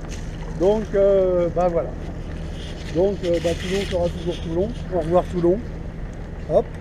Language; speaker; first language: French; native; French